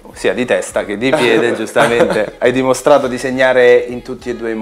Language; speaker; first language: Italian; native; Italian